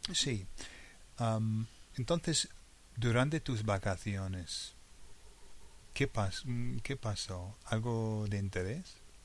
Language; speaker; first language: Spanish; non-native, fluent; English